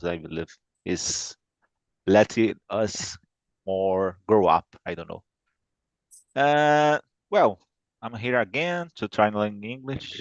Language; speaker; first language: English; non-native, fluent; Portuguese